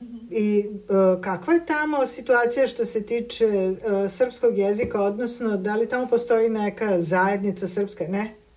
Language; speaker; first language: Serbian; native; Serbian